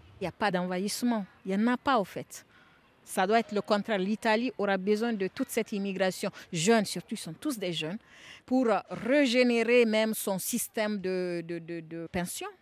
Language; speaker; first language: French; non-native, local second language; Bambara